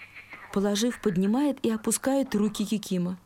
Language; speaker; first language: Russian; native; Russian